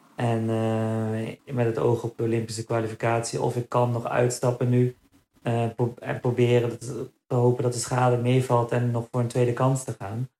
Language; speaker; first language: Dutch; early bilingual, other home language; Berber languages